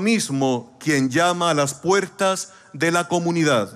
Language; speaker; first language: Spanish; native; Spanish